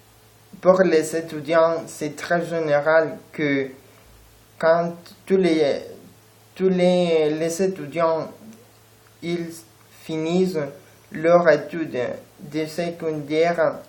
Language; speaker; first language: French; non-native, learner; Spanish